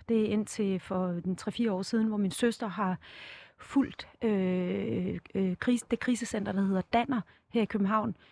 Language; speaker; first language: Danish; native; Danish